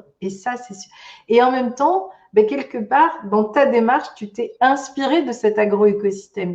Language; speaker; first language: French; native; French